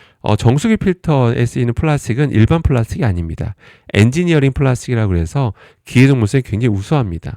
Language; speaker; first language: Korean; native; Korean